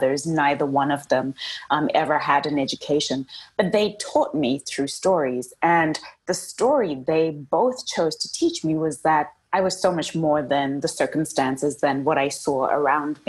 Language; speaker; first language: English; non-native, local second language; Shona